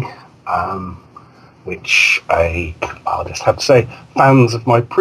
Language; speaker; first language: English; native; English